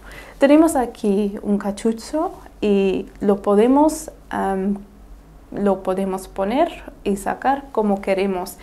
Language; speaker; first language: Spanish; non-native, fluent; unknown